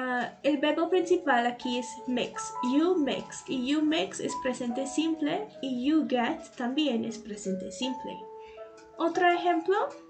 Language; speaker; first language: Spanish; non-native, fluent; English